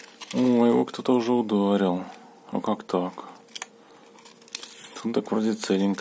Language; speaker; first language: Russian; native; Russian